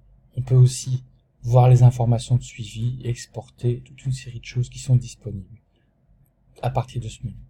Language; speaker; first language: French; native; French